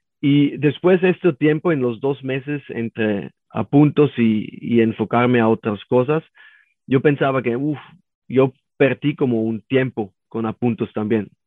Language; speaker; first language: Spanish; non-native, learner; German